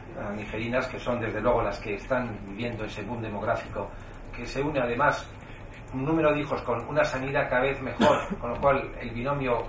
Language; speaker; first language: Spanish; native; Spanish